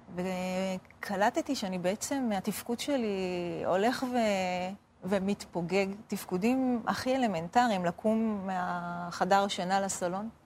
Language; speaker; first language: Hebrew; early bilingual, other home language; Arabic